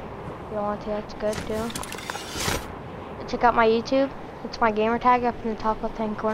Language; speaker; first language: English; native; English